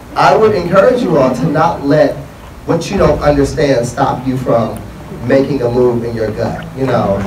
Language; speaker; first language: English; native; English